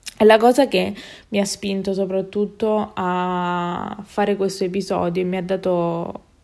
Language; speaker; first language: Italian; native; Italian